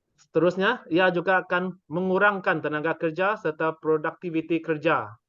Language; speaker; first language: Malay; non-native, local second language; Iban